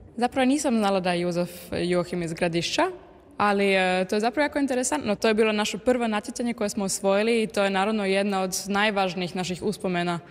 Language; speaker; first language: Croatian; early bilingual, heritage; Croatian